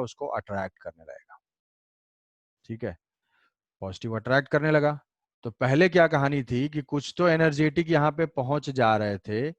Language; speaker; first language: Hindi; native; Hindi